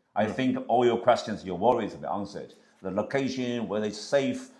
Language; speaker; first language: English; non-native, learner; Chinese